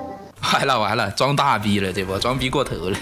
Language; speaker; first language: Chinese; native; Chinese